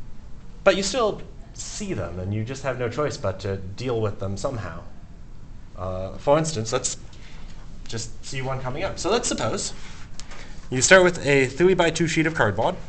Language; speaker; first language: English; native; English